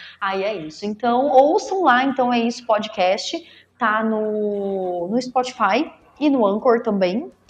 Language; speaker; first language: Portuguese; native; Portuguese